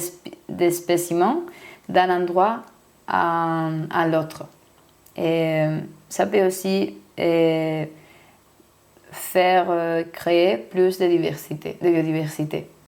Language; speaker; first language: French; non-native, learner; Spanish